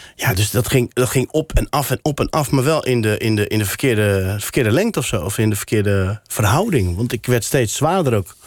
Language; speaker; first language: Dutch; non-native, local second language; Berber languages